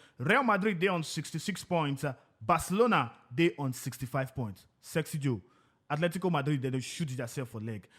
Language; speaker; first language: Nigerian Pidgin; non-native, local second language; Igbo